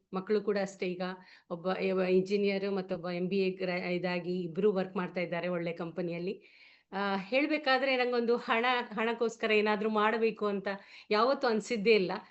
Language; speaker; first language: Kannada; native; Kannada